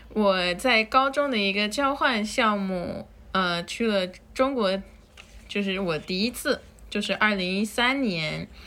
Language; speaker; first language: Chinese; non-native, fluent; Spanish